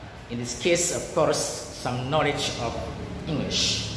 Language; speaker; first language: English; non-native, fluent; Indonesian